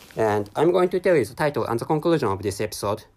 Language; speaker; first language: English; non-native, learner; Japanese